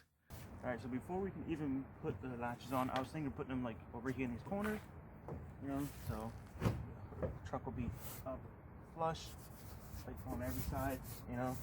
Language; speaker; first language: English; native; English